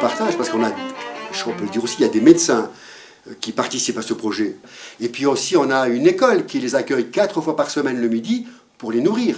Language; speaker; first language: French; native; French